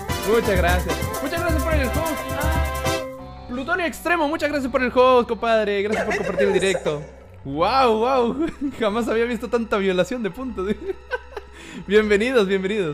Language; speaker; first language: Spanish; native; Spanish